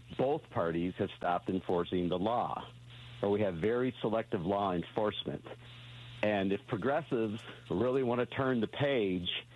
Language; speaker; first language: English; native; English